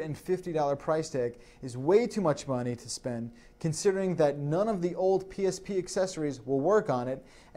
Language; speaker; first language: English; native; English